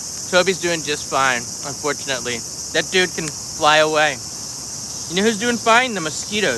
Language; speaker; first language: English; native; English